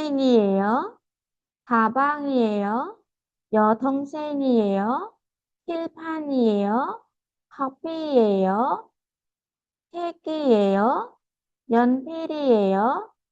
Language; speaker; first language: Korean; non-native, fluent; Khmer